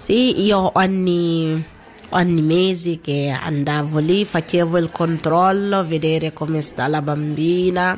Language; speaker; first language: Italian; non-native, learner; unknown